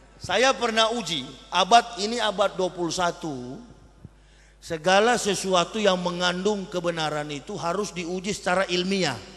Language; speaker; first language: Indonesian; native; Indonesian